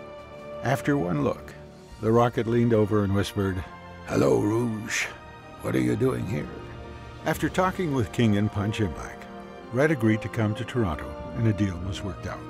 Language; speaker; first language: English; native; English